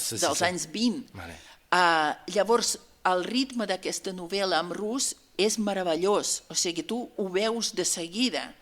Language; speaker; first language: Catalan; non-native, fluent; Russian